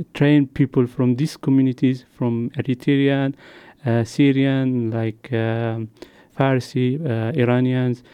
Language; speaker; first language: English; non-native, learner; Arabic